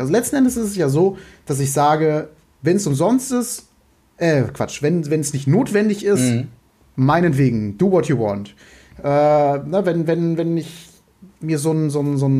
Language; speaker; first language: German; native; German